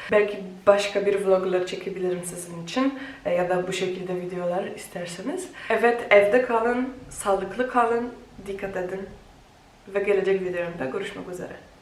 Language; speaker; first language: Turkish; non-native, fluent; Polish